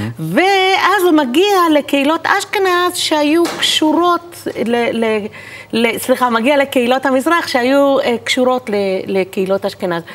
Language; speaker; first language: Hebrew; native; Hebrew